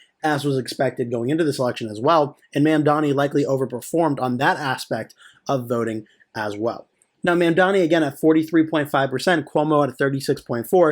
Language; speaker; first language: English; native; English